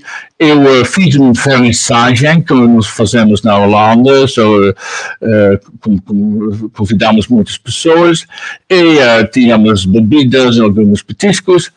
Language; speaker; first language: Portuguese; non-native, learner; Dutch